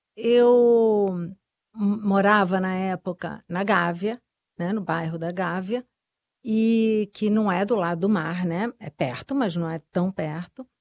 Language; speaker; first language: Portuguese; early bilingual, other home language; Spanish